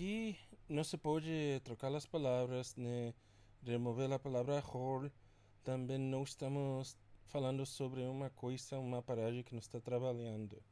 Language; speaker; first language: Portuguese; non-native, fluent; English